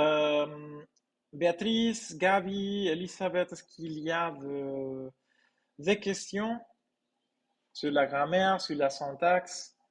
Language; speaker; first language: French; non-native, fluent; Spanish